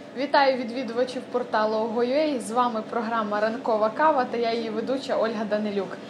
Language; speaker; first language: Ukrainian; native; Ukrainian